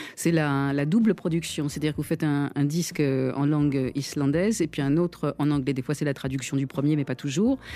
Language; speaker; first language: French; native; French